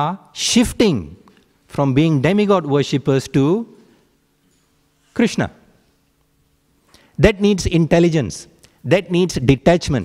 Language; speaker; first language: English; non-native, local second language; Tamil